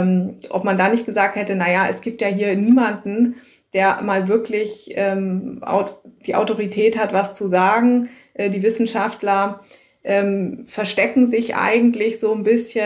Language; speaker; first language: German; native; German